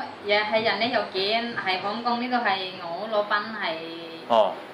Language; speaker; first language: Chinese; non-native, learner; Indonesian